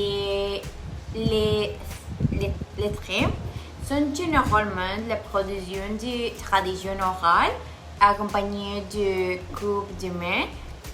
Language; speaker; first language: French; non-native, learner; Spanish